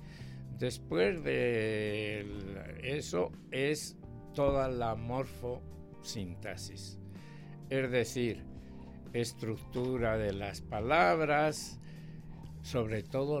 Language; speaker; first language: Spanish; native; Spanish